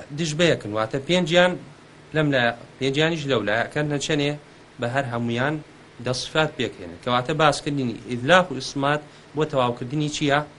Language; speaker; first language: Central Kurdish; native; Central Kurdish